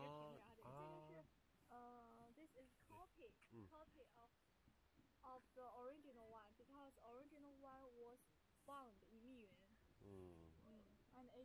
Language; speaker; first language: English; non-native, learner; Chinese